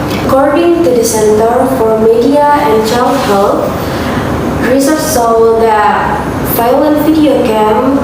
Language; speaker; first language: English; non-native, learner; Indonesian